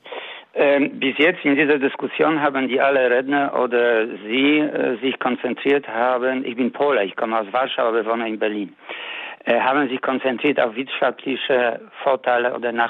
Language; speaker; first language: German; non-native, fluent; Polish